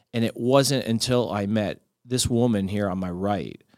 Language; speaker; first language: English; native; English